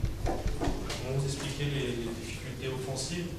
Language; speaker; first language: French; native; French